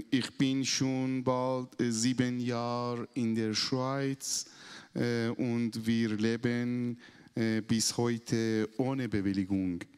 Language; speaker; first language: German; non-native, learner; Persian